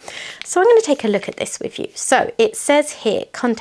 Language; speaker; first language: English; native; English